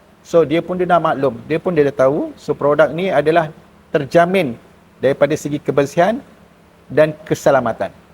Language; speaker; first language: Malay; native; Malay